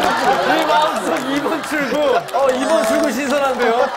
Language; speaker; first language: Korean; native; Korean